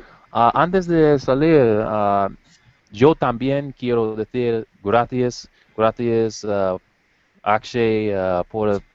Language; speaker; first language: Spanish; non-native, learner; English